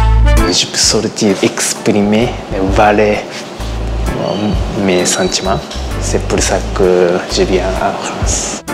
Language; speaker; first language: French; non-native, learner; Japanese